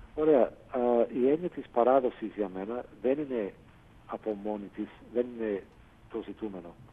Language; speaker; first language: Greek; non-native, fluent; English